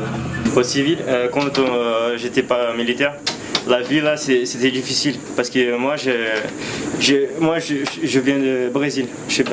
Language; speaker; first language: French; non-native, fluent; Portuguese